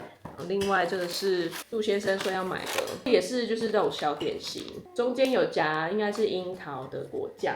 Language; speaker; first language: Chinese; non-native, fluent; Serbian